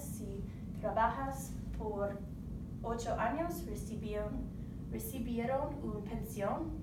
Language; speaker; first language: Spanish; non-native, learner; English